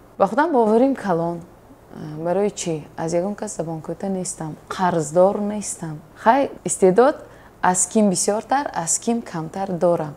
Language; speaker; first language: Tajik; non-native, local second language; Uzbek